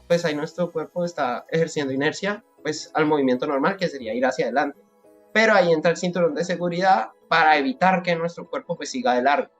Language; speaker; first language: Spanish; native; Spanish